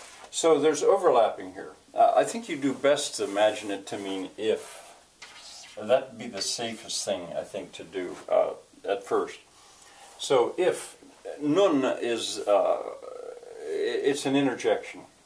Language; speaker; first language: English; native; English